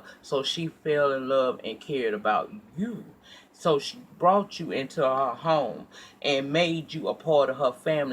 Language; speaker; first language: English; native; English